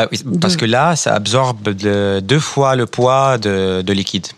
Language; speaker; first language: French; non-native, fluent; Arabic